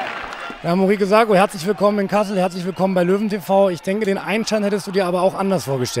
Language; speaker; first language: German; native; German